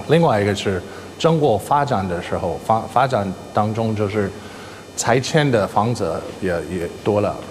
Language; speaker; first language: Chinese; non-native, fluent; English